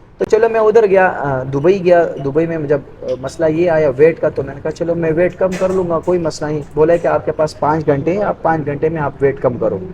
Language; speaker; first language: Urdu; non-native, local second language; Pashto